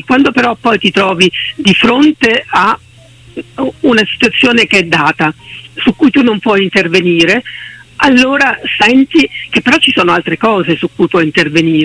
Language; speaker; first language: Italian; native; Italian